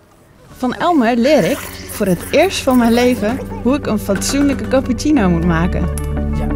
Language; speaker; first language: Dutch; native; Dutch